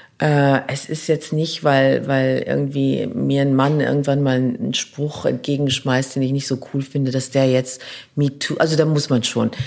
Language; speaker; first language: German; non-native, local second language; French